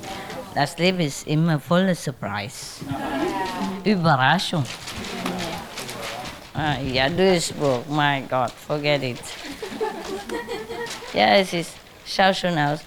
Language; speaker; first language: German; non-native, learner; Vietnamese